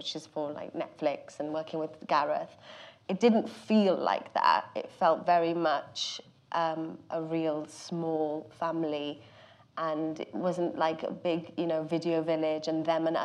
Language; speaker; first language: English; native; English